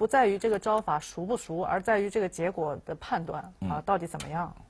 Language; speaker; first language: Chinese; native; Chinese